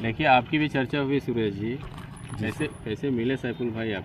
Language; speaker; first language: Hindi; native; Hindi